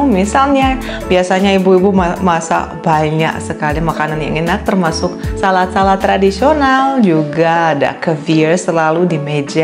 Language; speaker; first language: Indonesian; non-native, fluent; Russian